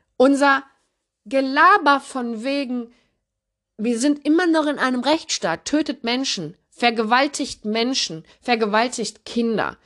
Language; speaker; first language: German; early bilingual, other home language; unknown